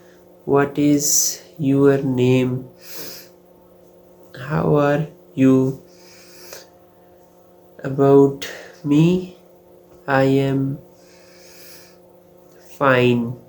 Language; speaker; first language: English; non-native, local second language; Hindi